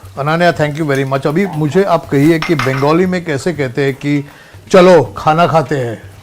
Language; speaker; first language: Hindi; native; Hindi